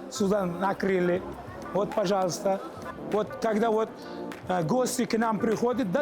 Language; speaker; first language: Russian; non-native, learner; Uzbek